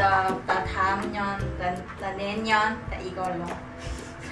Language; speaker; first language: Korean; non-native, local second language; Vietnamese